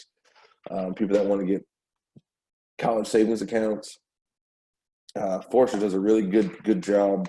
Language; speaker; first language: English; native; English